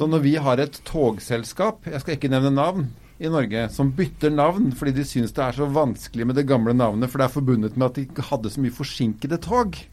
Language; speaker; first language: Norwegian; native; Norwegian